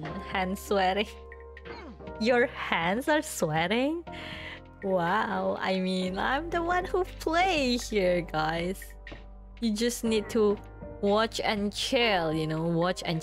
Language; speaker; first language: English; non-native, fluent; Indonesian